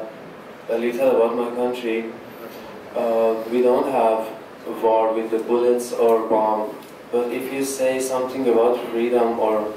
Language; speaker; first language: English; non-native, learner; Persian